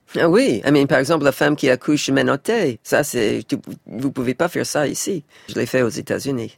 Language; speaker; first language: French; non-native, fluent; English